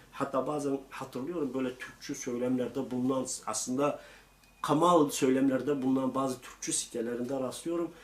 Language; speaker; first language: Turkish; non-native, local second language; Kurdish